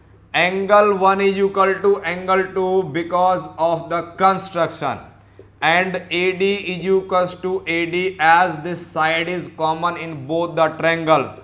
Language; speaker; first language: English; non-native, local second language; Hindi